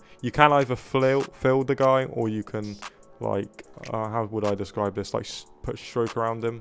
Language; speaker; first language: English; native; English